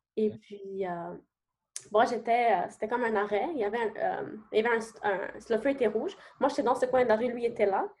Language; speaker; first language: French; early bilingual, other home language; Arabic